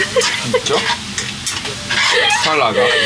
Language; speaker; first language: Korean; non-native, learner; Japanese